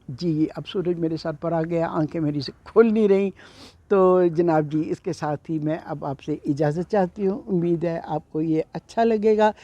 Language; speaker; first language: Urdu; native; Urdu